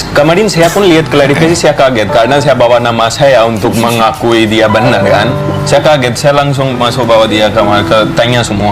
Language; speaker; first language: Indonesian; non-native, fluent; Hindi